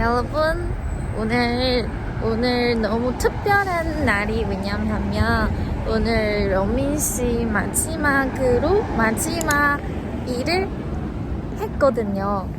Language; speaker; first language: Korean; non-native, learner; Chinese